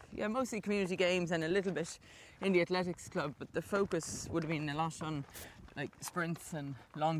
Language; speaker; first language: English; native; English